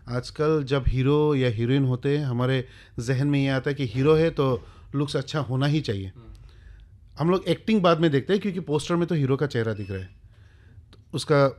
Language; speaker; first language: Hindi; non-native, local second language; Bangla